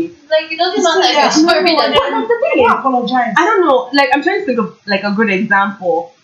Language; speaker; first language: English; non-native, local second language; Yoruba